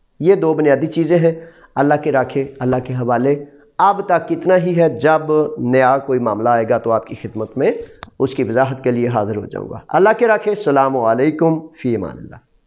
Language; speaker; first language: Urdu; non-native, local second language; Punjabi